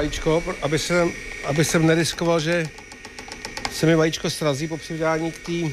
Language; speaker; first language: Czech; native; Czech